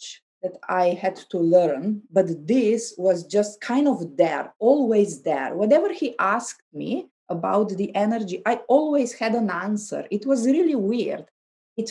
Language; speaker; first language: English; non-native, fluent; Slovenian